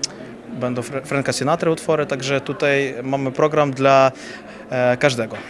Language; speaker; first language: Polish; non-native, fluent; Ukrainian